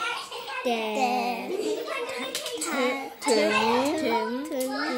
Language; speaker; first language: Thai; early bilingual, heritage; Thai